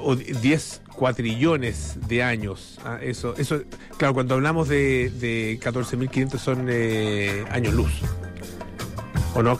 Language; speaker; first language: Spanish; native; Spanish